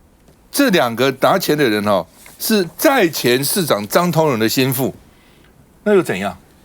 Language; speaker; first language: Chinese; native; Chinese